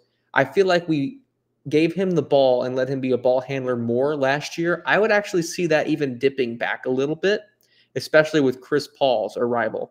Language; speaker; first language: English; native; English